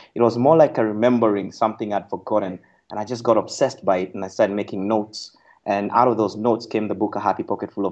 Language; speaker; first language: English; non-native, local second language; Kikuyu